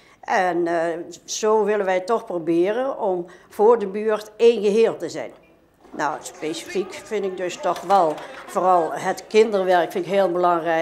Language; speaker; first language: Dutch; native; Dutch